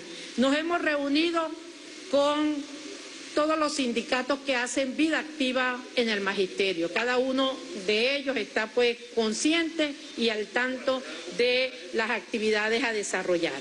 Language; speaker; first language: Spanish; native; Spanish